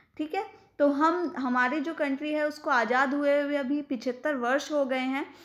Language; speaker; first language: Hindi; native; Hindi